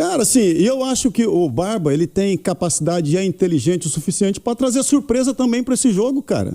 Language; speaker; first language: Portuguese; native; Portuguese